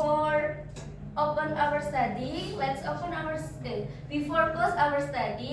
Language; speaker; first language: English; non-native, learner; Indonesian